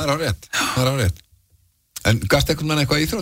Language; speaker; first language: Icelandic; native; Icelandic